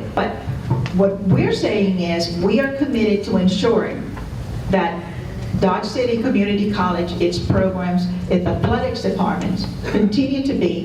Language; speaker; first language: English; non-native, fluent; Spanish